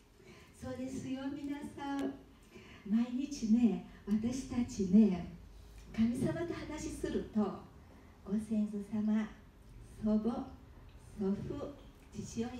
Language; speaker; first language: Japanese; early bilingual, heritage; Japanese